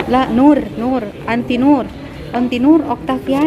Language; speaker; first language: Arabic; non-native, local second language; Indonesian